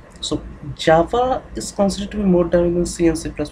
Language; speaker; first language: English; non-native, local second language; Bangla